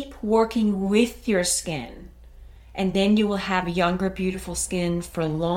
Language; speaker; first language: English; non-native, fluent; Danish